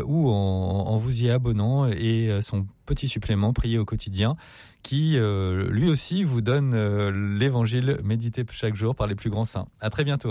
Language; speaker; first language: French; native; French